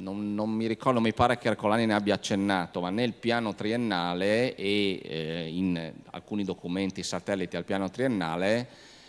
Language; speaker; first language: Italian; native; Italian